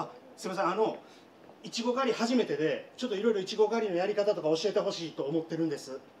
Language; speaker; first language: Japanese; native; Japanese